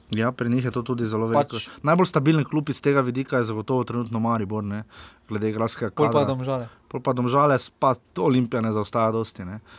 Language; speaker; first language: Slovenian; native; Slovenian